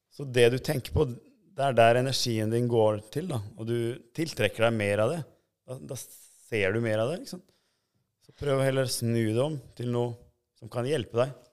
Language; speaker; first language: Norwegian; early bilingual, other home language; Albanian